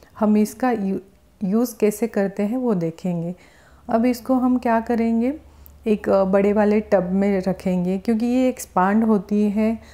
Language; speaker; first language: Hindi; non-native, local second language; Marathi